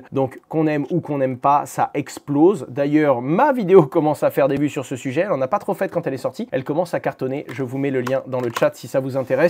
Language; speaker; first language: French; native; French